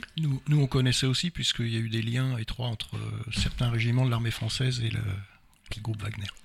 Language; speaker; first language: French; native; French